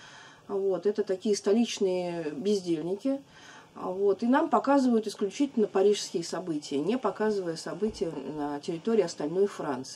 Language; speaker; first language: Russian; native; Russian